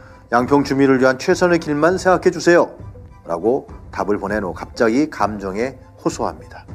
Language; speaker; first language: Korean; native; Korean